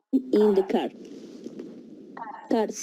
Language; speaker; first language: English; non-native, learner; Spanish